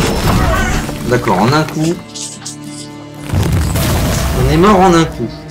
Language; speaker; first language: French; native; French